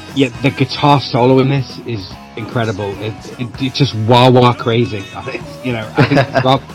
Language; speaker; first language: English; native; English